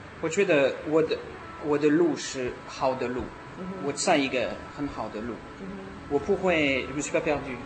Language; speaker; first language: Chinese; non-native, learner; French